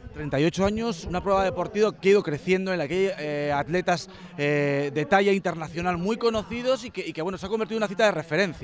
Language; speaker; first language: Spanish; native; Spanish